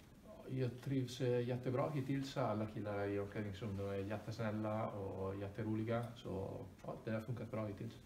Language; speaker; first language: Swedish; non-native, fluent; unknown